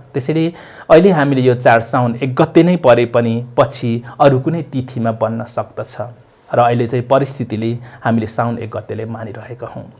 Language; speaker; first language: Nepali; non-native, local second language; Limbu